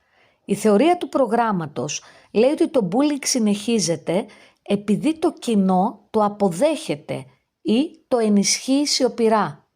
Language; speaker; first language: Greek; native; Greek